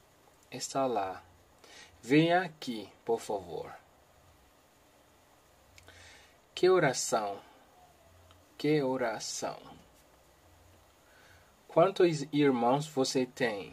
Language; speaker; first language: Portuguese; non-native, learner; Haitian Creole